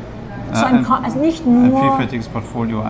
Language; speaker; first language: German; native; German